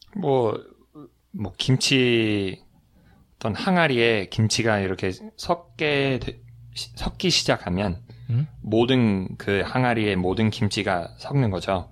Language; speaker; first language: Korean; non-native, fluent; English